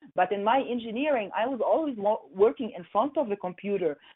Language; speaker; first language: English; non-native, fluent; Arabic